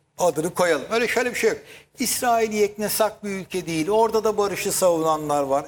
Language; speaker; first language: Turkish; native; Turkish